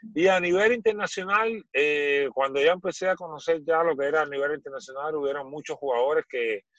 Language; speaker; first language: Spanish; native; Spanish